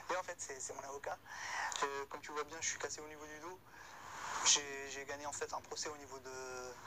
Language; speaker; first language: French; native; French